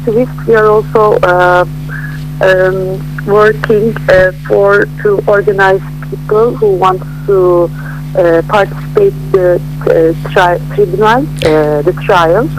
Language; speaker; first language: English; non-native, learner; Turkish